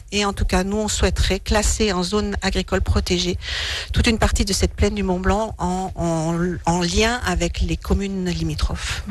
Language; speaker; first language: French; native; French